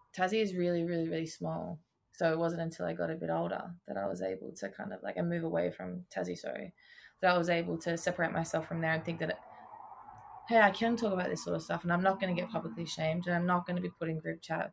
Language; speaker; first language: English; native; English